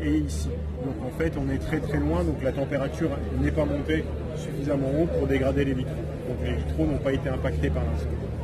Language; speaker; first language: French; native; French